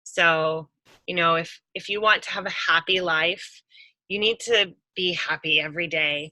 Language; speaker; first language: English; native; English